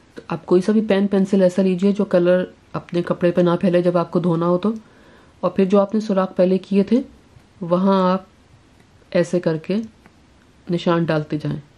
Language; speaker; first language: Urdu; native; Urdu